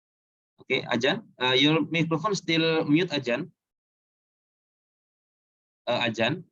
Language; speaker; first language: English; non-native, learner; Indonesian